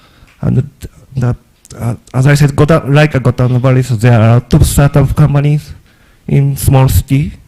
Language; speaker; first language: English; non-native, learner; Japanese